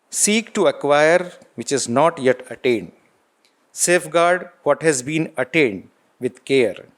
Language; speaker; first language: English; non-native, local second language; Marathi